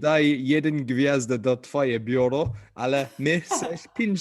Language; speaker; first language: Polish; non-native, learner; English